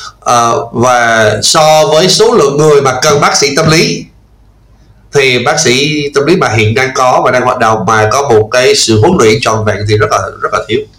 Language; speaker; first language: Vietnamese; non-native, fluent; English